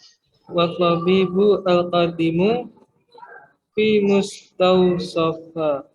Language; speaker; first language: Arabic; non-native, learner; Indonesian